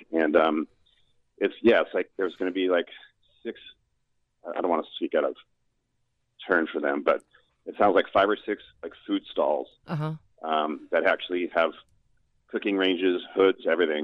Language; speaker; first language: English; native; English